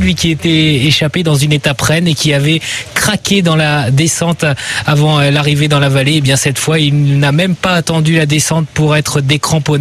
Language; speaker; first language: French; native; French